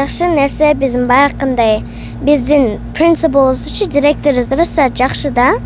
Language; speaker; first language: Kyrgyz; early bilingual, heritage; Kyrgyz